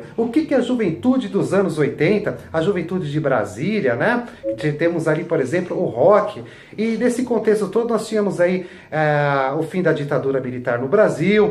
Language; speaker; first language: Portuguese; native; Portuguese